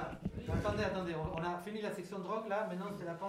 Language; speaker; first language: French; native; French